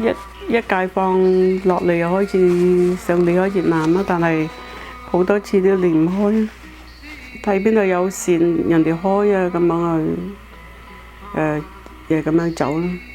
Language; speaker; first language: Cantonese; early bilingual, heritage; Cantonese